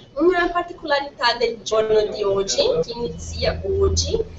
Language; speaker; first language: Italian; non-native, learner; Portuguese